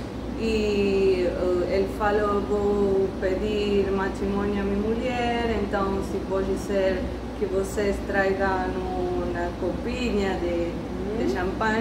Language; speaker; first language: Portuguese; non-native, learner; Spanish